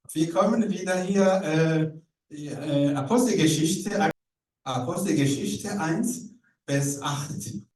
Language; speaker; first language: German; non-native, learner; Rundi